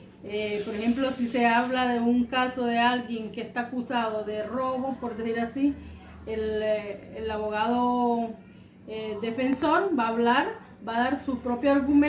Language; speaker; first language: Spanish; native; Spanish